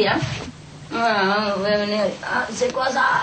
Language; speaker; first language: French; non-native, learner; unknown